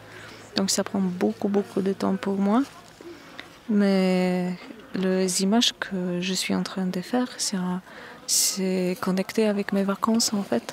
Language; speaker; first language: French; non-native, fluent; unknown